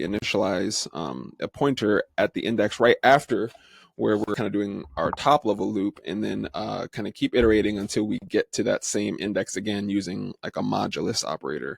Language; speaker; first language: English; native; English